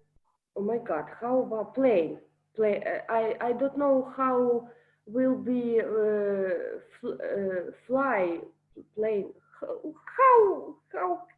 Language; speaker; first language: English; non-native, learner; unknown